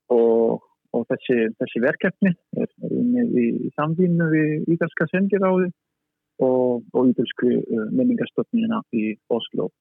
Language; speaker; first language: Icelandic; non-native, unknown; Italian